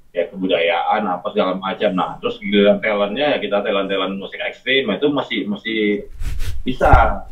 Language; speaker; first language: Indonesian; native; Indonesian